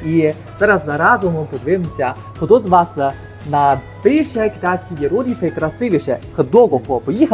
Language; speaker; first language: Ukrainian; non-native, fluent; Chinese